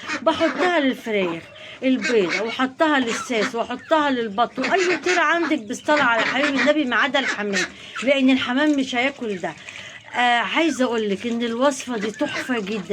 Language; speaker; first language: Arabic; native; Arabic